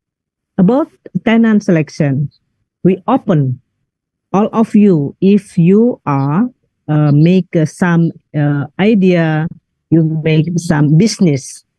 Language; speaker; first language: English; non-native, learner; Indonesian